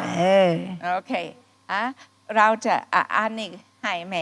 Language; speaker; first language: Thai; non-native, fluent; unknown